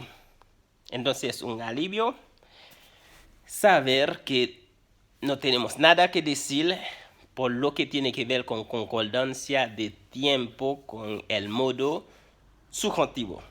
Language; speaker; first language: Spanish; non-native, fluent; Haitian Creole